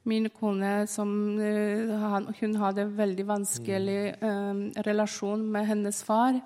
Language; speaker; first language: Norwegian; non-native, fluent; Polish